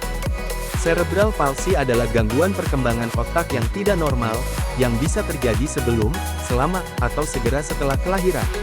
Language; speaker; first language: Indonesian; native; Indonesian